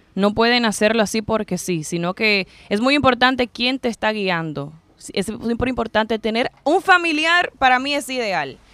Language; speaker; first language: Spanish; native; Spanish